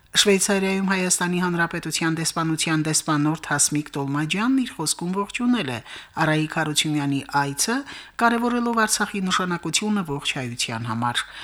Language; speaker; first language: Armenian; native; Armenian